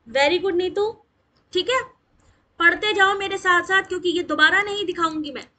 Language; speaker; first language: Hindi; native; Hindi